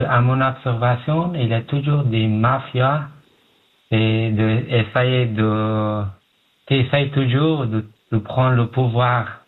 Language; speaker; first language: French; non-native, learner; Pashto